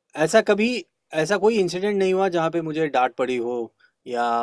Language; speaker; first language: Hindi; non-native, local second language; Kannada